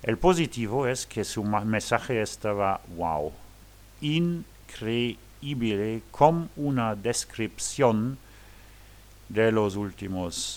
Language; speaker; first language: Spanish; non-native, learner; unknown